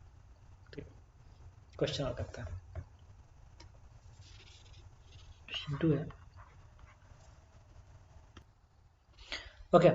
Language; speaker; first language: Hindi; native; Hindi